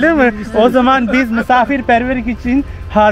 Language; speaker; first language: Turkish; non-native, learner; Urdu